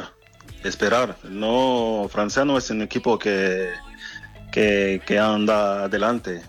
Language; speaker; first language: Spanish; non-native, fluent; French